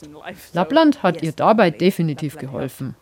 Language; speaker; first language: German; native; German